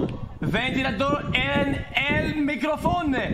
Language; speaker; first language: Spanish; non-native, learner; French